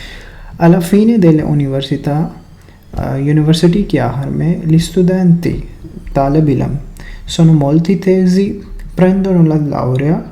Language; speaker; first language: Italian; non-native, fluent; Urdu